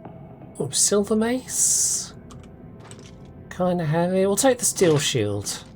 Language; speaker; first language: English; native; English